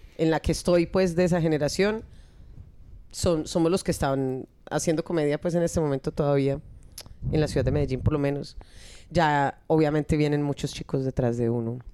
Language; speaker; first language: Spanish; early bilingual, heritage; Spanish